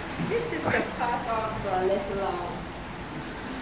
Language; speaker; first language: English; non-native, learner; Thai